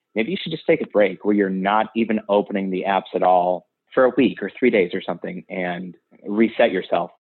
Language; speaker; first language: English; native; English